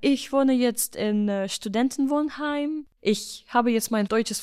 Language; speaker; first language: German; non-native, learner; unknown